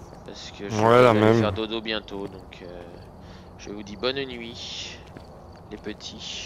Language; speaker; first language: French; native; French